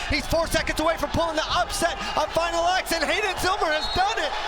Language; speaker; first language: English; native; English